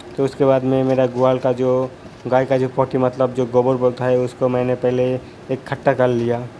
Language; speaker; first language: Hindi; non-native, local second language; Bangla